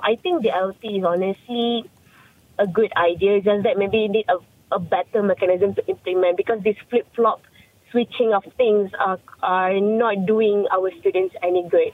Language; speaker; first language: English; non-native, local second language; Malay